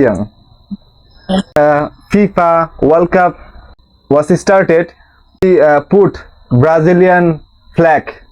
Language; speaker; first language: English; non-native, local second language; Bangla